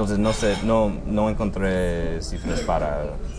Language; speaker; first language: Spanish; non-native, fluent; English